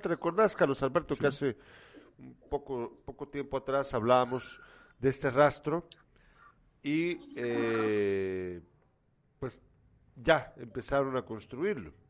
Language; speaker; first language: Spanish; native; Spanish